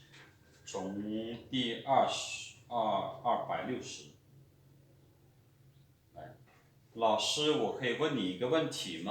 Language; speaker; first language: Chinese; non-native, fluent; Lao